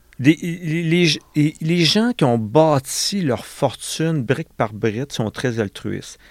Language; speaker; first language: French; native; French